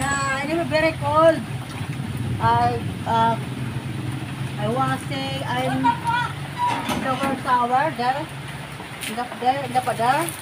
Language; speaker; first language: English; non-native, learner; Filipino